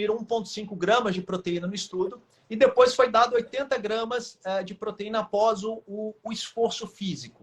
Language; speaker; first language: Portuguese; native; Portuguese